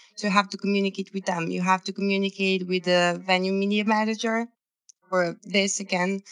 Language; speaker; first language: English; non-native, fluent; Serbian